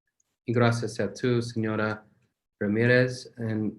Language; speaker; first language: Spanish; non-native, learner; English